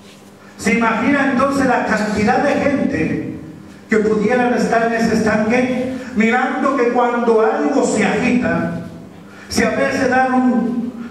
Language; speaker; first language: Spanish; native; Spanish